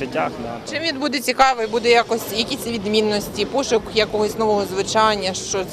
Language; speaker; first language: Ukrainian; native; Ukrainian